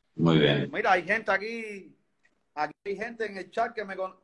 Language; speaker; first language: Spanish; native; Spanish